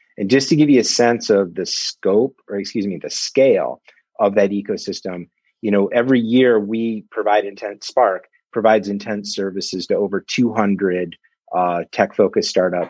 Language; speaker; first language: English; native; English